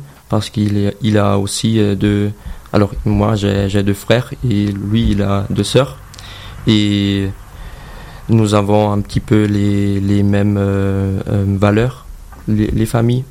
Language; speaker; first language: French; non-native, learner; German